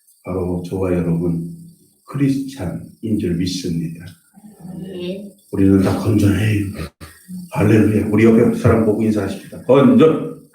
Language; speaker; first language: Korean; native; Korean